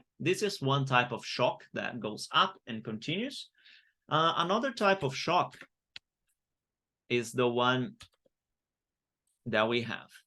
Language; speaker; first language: English; non-native, fluent; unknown